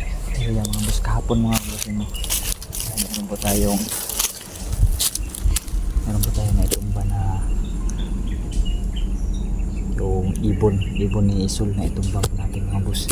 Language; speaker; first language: Filipino; non-native, local second language; Cebuano